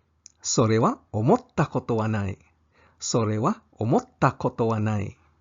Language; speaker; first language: Japanese; non-native, fluent; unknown